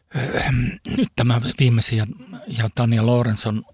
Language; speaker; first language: Finnish; early bilingual, heritage; Finnish